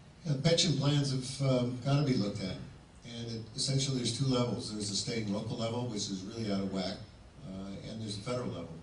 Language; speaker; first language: English; native; English